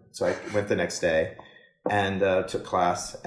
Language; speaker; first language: English; native; English